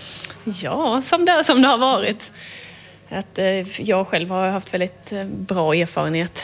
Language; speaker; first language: Swedish; native; Swedish